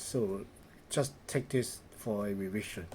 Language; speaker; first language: English; non-native, learner; Cantonese